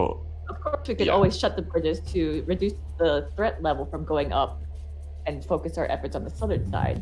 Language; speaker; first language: English; native; English